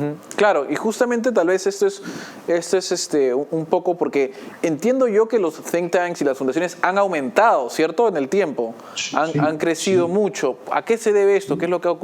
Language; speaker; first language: Spanish; native; Spanish